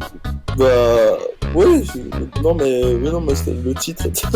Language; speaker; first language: French; native; French